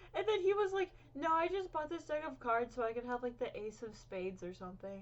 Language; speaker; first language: English; native; English